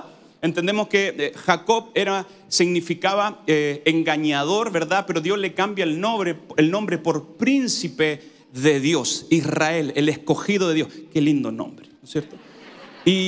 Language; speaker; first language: Spanish; native; Spanish